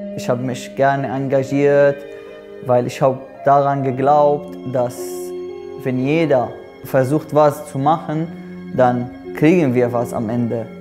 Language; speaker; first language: German; non-native, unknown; Arabic